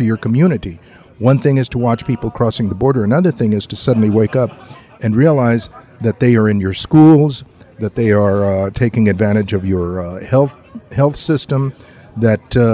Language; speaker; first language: English; native; English